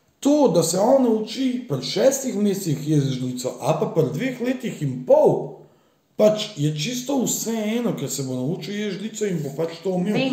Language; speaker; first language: Slovenian; early bilingual, other home language; Bosnian